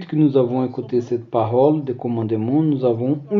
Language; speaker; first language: French; non-native, learner; Portuguese